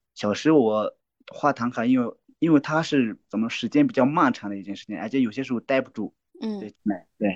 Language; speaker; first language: Chinese; non-native, local second language; Tibetan